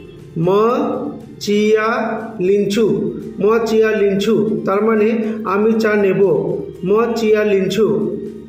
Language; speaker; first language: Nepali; non-native, learner; Bangla